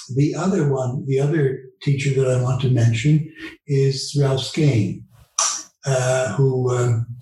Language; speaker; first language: English; early bilingual, other home language; Dutch